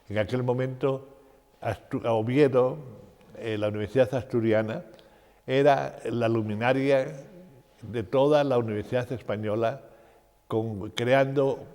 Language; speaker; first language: Spanish; native; Spanish